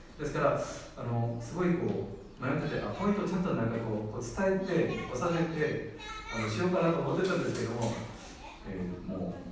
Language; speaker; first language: Japanese; non-native, fluent; Korean